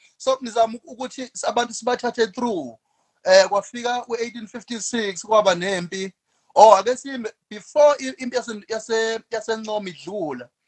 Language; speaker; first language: Zulu; native; Zulu